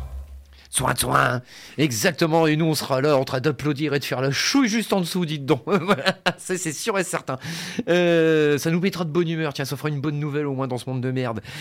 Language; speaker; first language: French; native; French